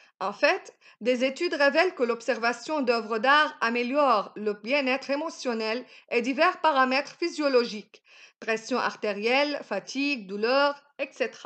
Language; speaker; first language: French; non-native, local second language; Arabic